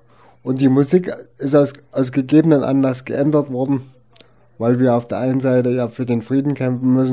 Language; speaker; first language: German; native; German